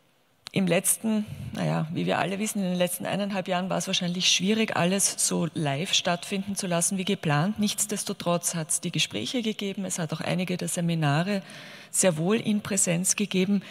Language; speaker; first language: German; native; German